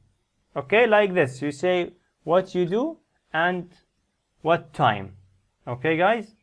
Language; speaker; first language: English; non-native, fluent; Arabic